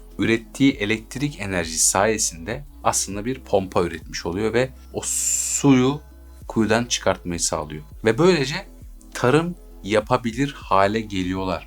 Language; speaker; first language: Turkish; native; Turkish